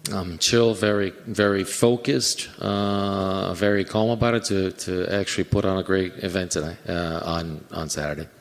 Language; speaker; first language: English; non-native, fluent; Portuguese